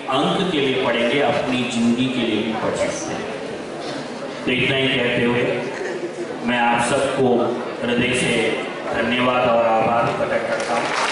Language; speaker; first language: Hindi; non-native, local second language; Kannada